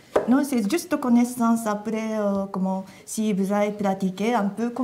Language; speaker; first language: French; non-native, learner; Japanese